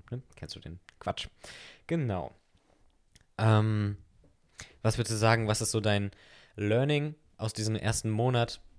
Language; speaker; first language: German; native; German